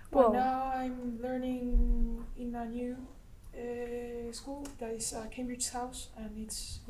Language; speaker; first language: English; non-native, learner; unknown